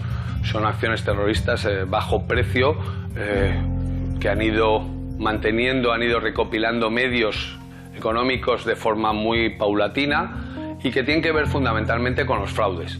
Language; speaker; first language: Spanish; native; Spanish